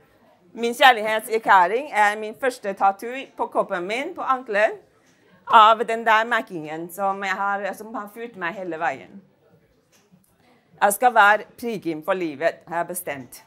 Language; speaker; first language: Norwegian; non-native, fluent; Chinese